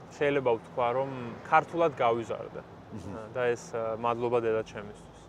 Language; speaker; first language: Georgian; early bilingual, heritage; Georgian